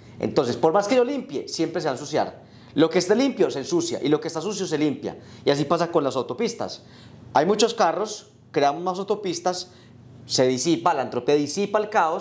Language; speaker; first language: Spanish; native; Spanish